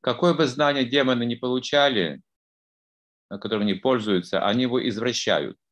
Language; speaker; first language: Russian; native; Russian